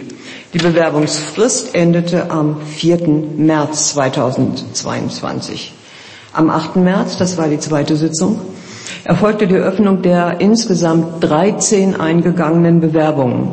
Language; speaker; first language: German; native; German